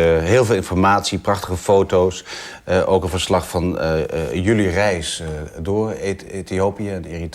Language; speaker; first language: Dutch; native; Dutch